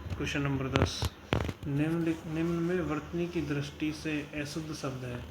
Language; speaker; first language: Hindi; native; Hindi